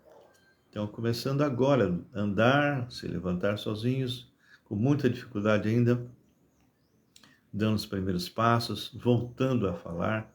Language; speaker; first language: Portuguese; native; Portuguese